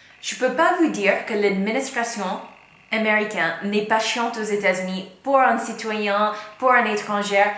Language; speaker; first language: French; non-native, fluent; English